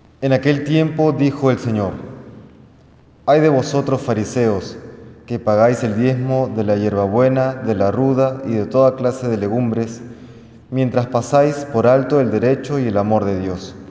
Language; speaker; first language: Spanish; native; Spanish